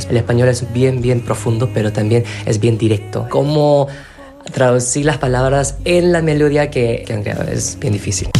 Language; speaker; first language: Spanish; non-native, fluent; Korean